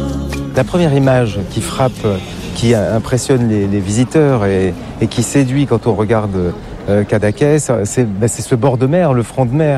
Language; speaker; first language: French; native; French